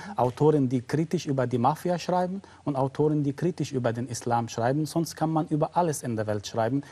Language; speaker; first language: German; non-native, fluent; Arabic